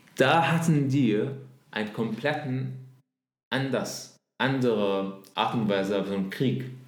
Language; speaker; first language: German; non-native, learner; Arabic